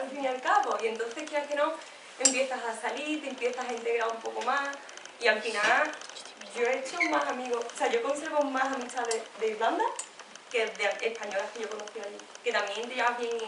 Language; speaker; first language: Spanish; native; Spanish